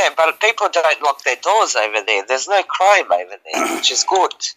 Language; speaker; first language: English; early bilingual, other home language; Serbian